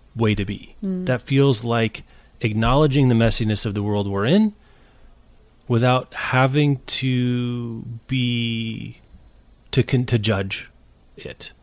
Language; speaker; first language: English; native; English